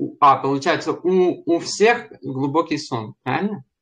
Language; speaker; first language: Russian; native; Russian